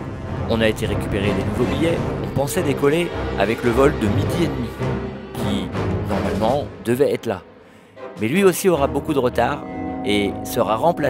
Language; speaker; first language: French; native; French